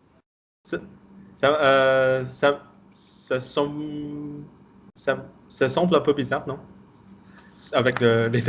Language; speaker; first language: French; non-native, fluent; Vietnamese